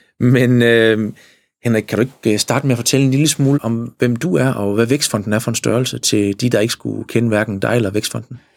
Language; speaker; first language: Danish; native; Danish